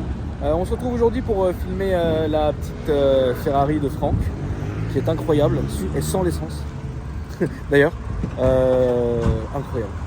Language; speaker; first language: French; native; French